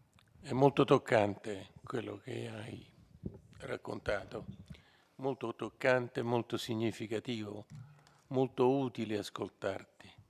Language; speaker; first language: Italian; native; Italian